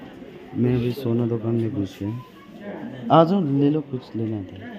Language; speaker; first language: Hindi; non-native, local second language; Nepali